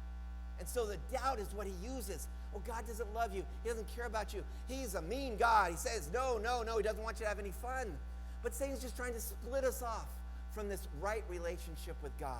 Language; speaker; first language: English; native; English